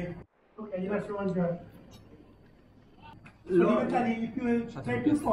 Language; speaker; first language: Italian; native; Italian